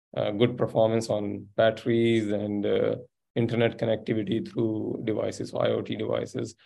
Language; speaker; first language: English; non-native, local second language; Sindhi